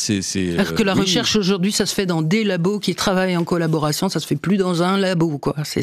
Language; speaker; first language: French; native; French